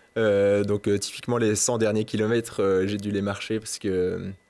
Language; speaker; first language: French; native; French